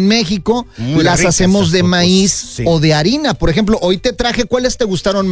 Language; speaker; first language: Spanish; native; Spanish